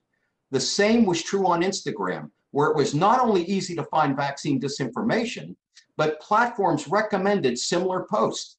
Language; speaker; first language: English; native; English